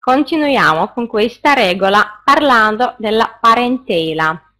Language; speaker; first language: Italian; non-native, fluent; Russian